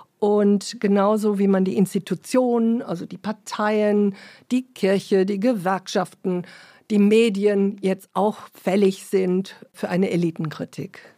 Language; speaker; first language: German; early bilingual, other home language; English